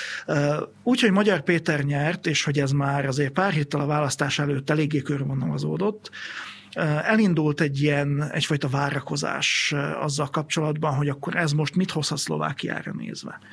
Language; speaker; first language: Hungarian; native; Hungarian